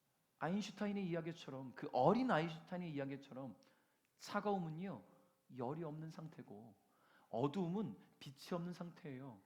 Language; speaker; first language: Korean; native; Korean